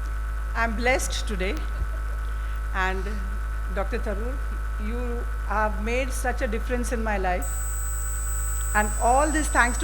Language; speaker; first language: English; non-native, local second language; Marathi